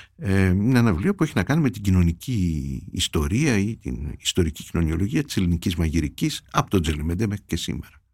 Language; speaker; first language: Greek; early bilingual, heritage; Greek